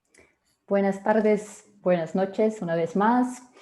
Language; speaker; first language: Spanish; non-native, fluent; Portuguese